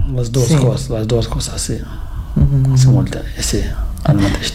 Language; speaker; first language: Catalan; non-native, fluent; Fula